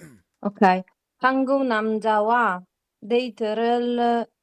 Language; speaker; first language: Korean; non-native, learner; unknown